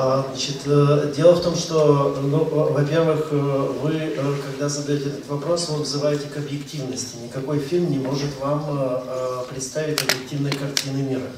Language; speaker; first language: Russian; native; Russian